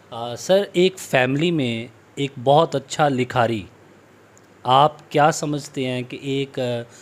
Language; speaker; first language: Urdu; non-native, local second language; Punjabi